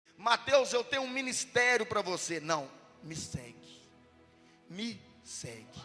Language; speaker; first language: Portuguese; native; Portuguese